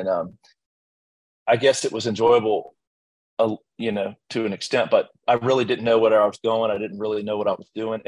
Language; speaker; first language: English; native; English